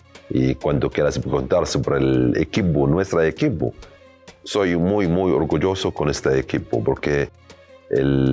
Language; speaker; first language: Spanish; non-native, learner; Arabic